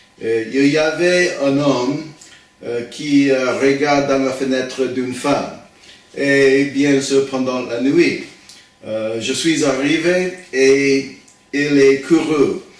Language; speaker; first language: French; non-native, learner; English